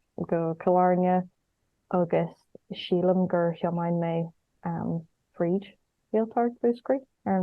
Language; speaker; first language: Irish; non-native, local second language; English